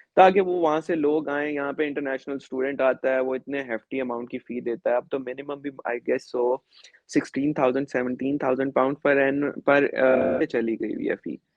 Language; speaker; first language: Urdu; native; Urdu